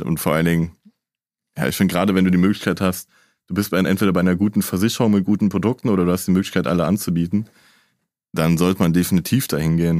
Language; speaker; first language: German; native; German